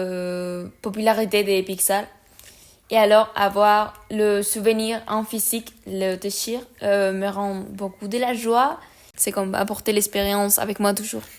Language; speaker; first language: French; non-native, learner; Spanish